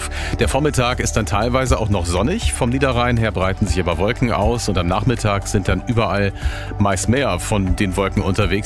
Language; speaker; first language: German; native; German